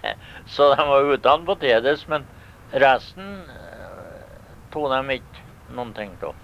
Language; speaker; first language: Norwegian; early bilingual, heritage; Norwegian